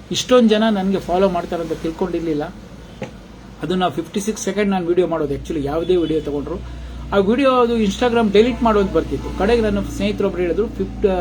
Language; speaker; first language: Kannada; non-native, local second language; Konkani